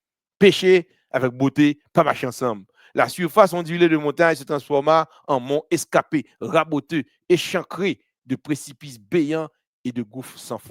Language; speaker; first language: French; non-native, local second language; Haitian Creole